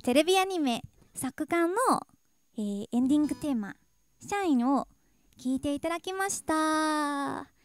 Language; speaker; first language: Japanese; non-native, fluent; Thai